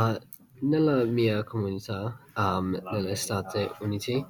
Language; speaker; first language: Italian; non-native, learner; English